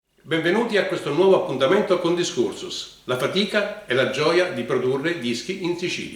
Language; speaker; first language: Italian; native; Italian